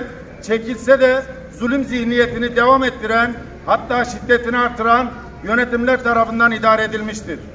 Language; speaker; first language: Turkish; native; Turkish